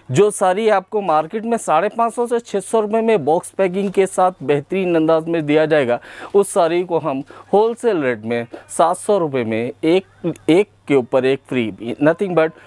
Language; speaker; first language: Hindi; non-native, local second language; Urdu